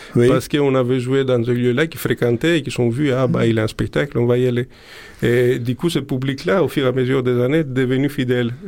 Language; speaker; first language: French; non-native, fluent; Greek